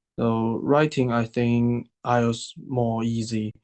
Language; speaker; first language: English; non-native, learner; Chinese